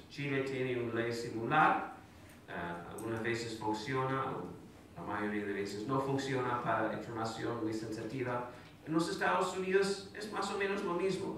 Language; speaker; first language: Spanish; non-native, fluent; English